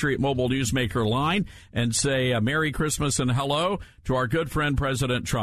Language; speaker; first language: English; native; English